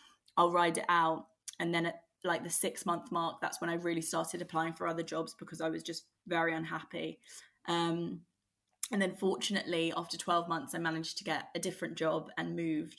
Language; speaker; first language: English; native; English